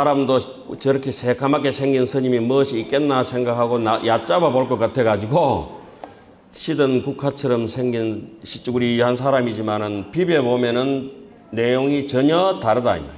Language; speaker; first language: Korean; native; Korean